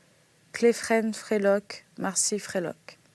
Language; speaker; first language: French; native; French